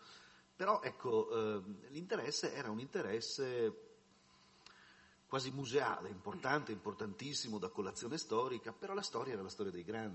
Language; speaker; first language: Italian; native; Italian